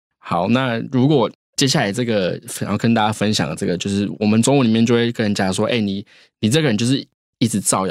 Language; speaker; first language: Chinese; native; Chinese